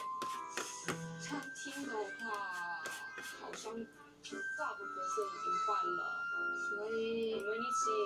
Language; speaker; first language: Chinese; non-native, learner; Korean